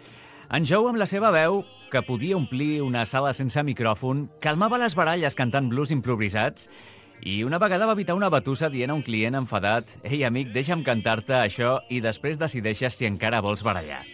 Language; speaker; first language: Catalan; native; Catalan